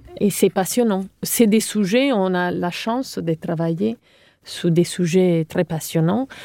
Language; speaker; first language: French; non-native, fluent; Italian